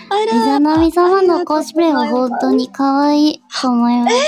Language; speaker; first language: Japanese; non-native, learner; Cebuano